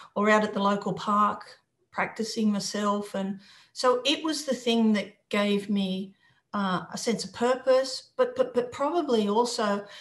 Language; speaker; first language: English; native; English